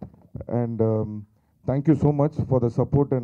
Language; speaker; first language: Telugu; non-native, learner; Tamil